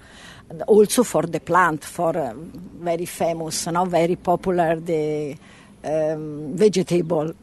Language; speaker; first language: English; non-native, learner; Italian